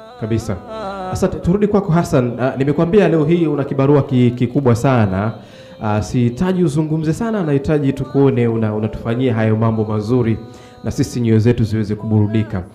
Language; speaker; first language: Swahili; native; Swahili